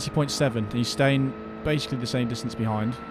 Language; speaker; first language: English; native; English